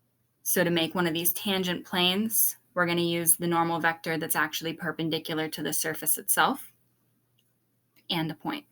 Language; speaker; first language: English; native; English